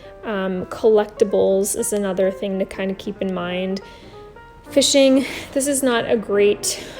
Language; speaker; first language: English; native; English